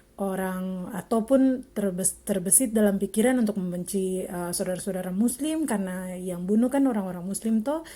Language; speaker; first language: Indonesian; native; Indonesian